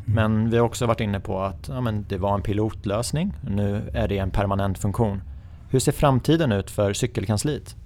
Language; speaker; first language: Swedish; early bilingual, other home language; Persian